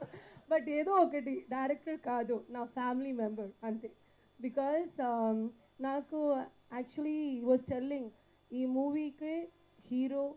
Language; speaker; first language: Telugu; non-native, learner; Malayalam